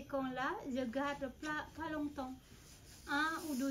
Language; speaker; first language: French; non-native, fluent; Balinese